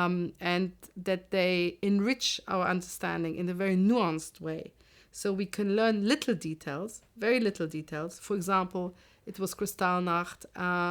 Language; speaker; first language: English; non-native, fluent; German